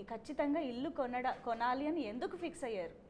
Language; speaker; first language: Telugu; native; Telugu